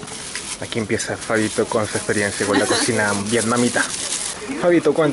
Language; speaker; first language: Spanish; native; Spanish